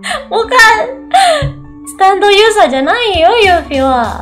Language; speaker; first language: Japanese; non-native, learner; Indonesian